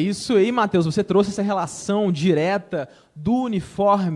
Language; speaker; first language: Portuguese; native; Portuguese